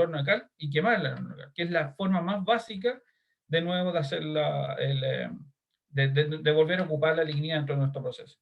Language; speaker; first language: Spanish; native; Spanish